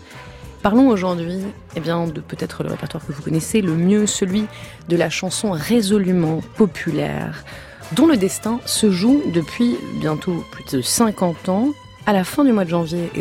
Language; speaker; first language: French; native; French